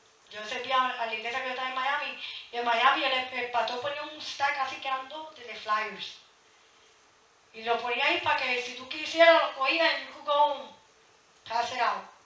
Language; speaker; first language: Spanish; early bilingual, heritage; Spanish